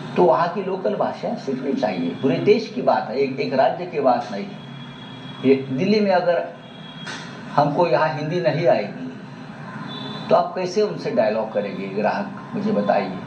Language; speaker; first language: Hindi; non-native, local second language; Marathi